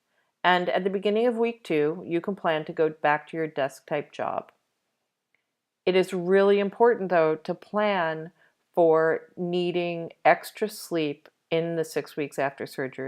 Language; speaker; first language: English; native; English